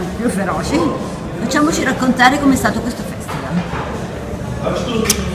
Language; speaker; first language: Italian; native; Italian